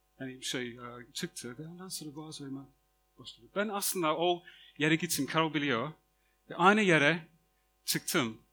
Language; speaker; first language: Turkish; non-native, fluent; English